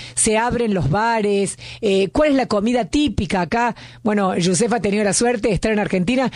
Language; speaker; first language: Spanish; native; Spanish